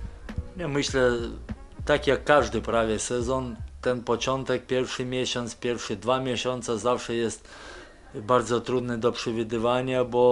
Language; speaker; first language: Polish; non-native, fluent; Lithuanian